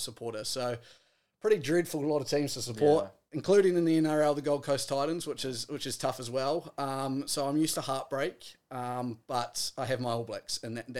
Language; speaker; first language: English; native; English